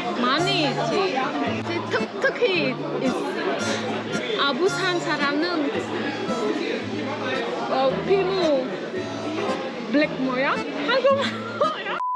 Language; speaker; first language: Korean; non-native, learner; Vietnamese